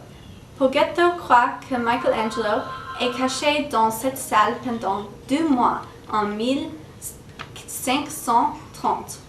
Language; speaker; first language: French; non-native, learner; English